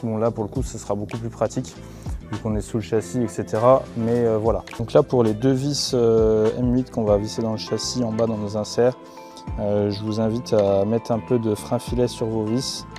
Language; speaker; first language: French; native; French